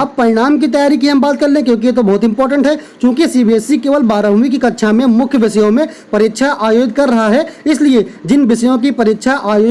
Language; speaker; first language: Hindi; native; Hindi